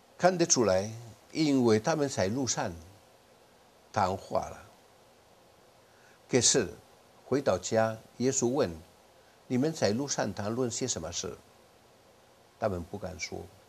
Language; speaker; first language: Chinese; non-native, fluent; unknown